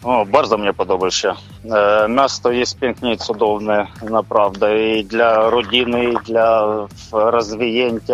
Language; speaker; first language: Polish; non-native, learner; Ukrainian